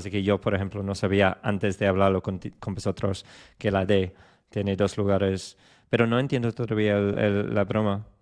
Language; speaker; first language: Spanish; non-native, fluent; English